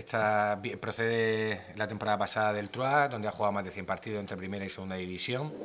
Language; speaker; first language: Spanish; native; Spanish